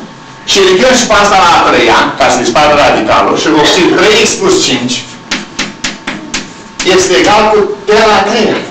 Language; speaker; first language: Romanian; native; Romanian